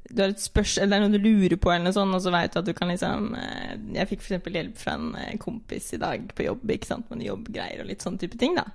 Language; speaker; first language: Norwegian; early bilingual, other home language; English